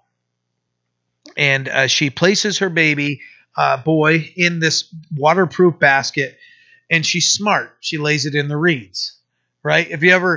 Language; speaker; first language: English; native; English